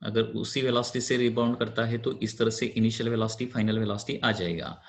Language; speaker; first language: Hindi; non-native, local second language; Marathi